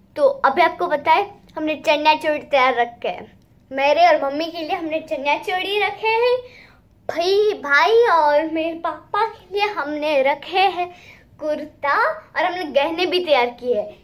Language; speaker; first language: Hindi; non-native, local second language; Gujarati